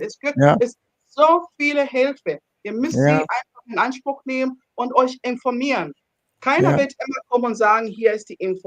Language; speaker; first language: German; non-native, fluent; Ganda